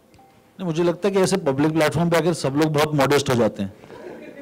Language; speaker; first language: Hindi; native; Hindi